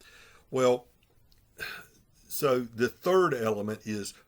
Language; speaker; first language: English; native; English